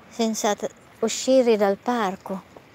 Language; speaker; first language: Italian; non-native, fluent; Filipino